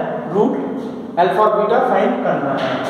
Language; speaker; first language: Hindi; native; Hindi